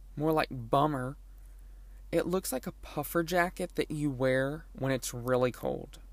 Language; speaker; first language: English; native; English